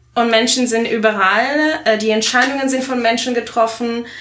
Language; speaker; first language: German; non-native, fluent; Italian